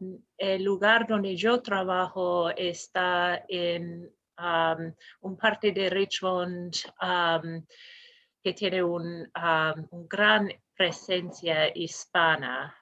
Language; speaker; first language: Spanish; non-native, fluent; English